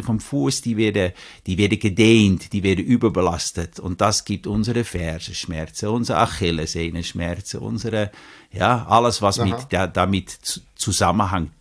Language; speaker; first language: German; native; German